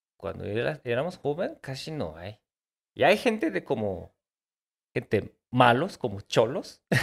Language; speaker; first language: Spanish; non-native, learner; Japanese